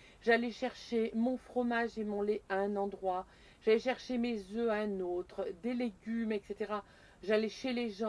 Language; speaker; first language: French; native; French